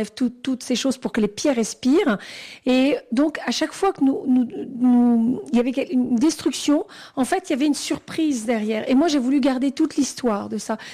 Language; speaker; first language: French; native; French